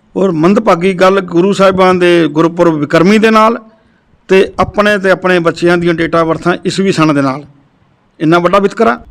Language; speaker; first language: Punjabi; native; Punjabi